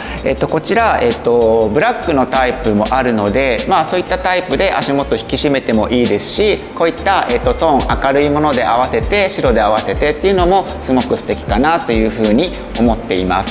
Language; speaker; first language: Japanese; native; Japanese